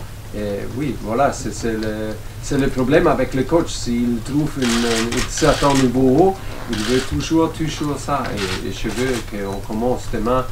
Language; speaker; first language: French; non-native, learner; German